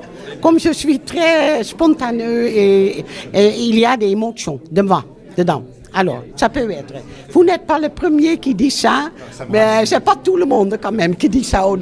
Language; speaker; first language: French; non-native, fluent; Dutch